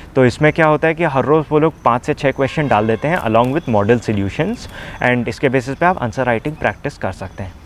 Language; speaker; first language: Hindi; native; Hindi